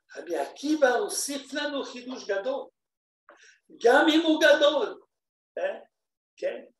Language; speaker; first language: Hebrew; non-native, fluent; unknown